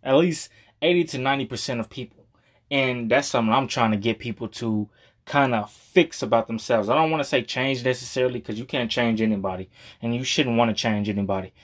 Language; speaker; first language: English; native; English